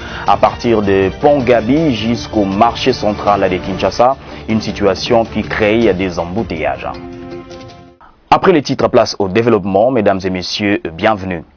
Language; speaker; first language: French; native; French